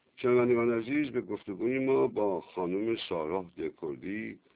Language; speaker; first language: Persian; native; Persian